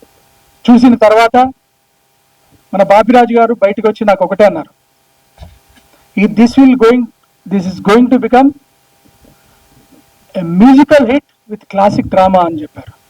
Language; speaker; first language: Telugu; native; Telugu